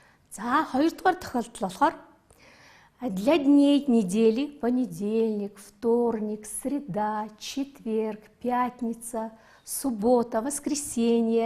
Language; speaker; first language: Russian; non-native, fluent; Mongolian